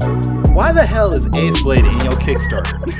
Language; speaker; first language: English; native; English